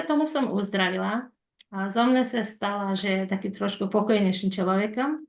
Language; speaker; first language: Slovak; non-native, fluent; Mongolian